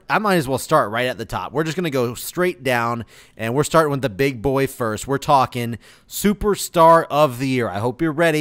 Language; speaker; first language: English; native; English